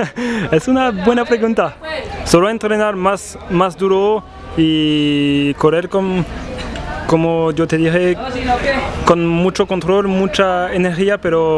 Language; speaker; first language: Spanish; non-native, fluent; French